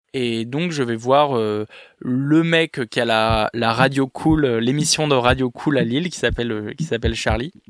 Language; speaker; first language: French; native; French